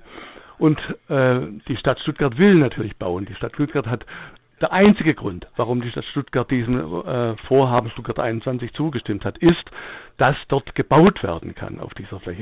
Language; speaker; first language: German; native; German